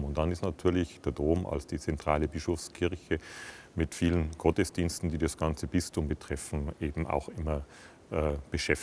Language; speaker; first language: German; native; German